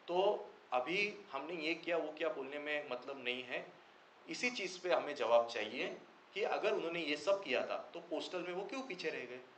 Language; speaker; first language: Hindi; non-native, local second language; Marathi